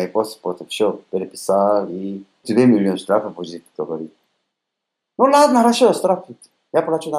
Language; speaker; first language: Russian; non-native, learner; Korean